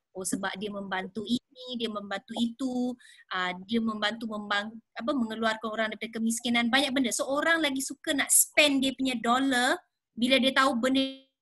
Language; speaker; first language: Malay; non-native, local second language; English